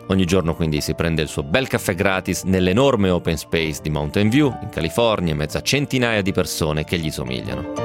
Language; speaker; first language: Italian; native; Italian